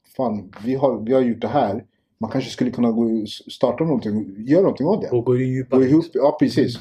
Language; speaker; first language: Swedish; early bilingual, other home language; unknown